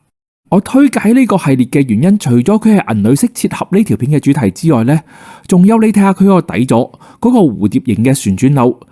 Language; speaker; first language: Cantonese; native; Cantonese